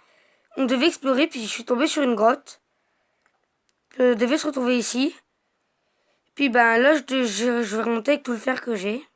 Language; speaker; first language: French; native; French